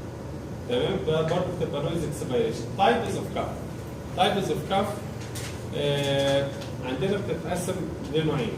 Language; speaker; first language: Arabic; native; Arabic